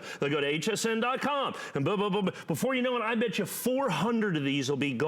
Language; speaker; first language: English; native; English